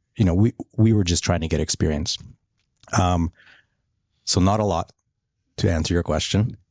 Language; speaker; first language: English; early bilingual, other home language; Polish